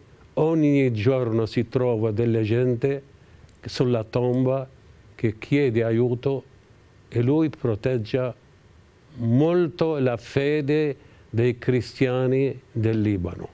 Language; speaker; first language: Italian; non-native, fluent; Arabic